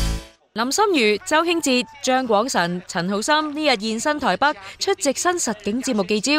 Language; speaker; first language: Chinese; native; Chinese